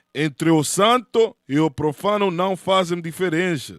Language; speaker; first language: Portuguese; non-native, learner; Spanish